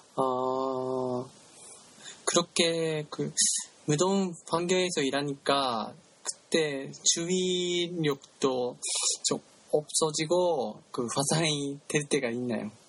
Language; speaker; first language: Korean; non-native, learner; Japanese